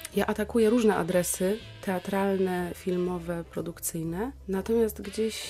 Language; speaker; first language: Polish; native; Polish